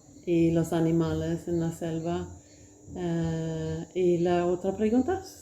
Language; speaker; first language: Spanish; non-native, learner; Swedish